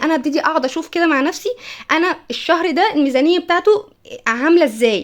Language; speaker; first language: Arabic; native; Arabic